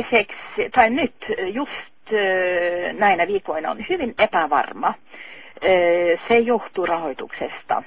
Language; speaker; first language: Finnish; non-native, fluent; Norwegian